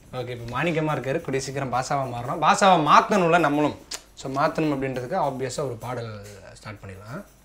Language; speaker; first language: Tamil; native; Tamil